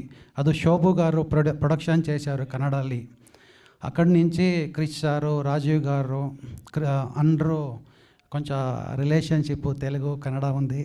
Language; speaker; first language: Telugu; non-native, learner; Kannada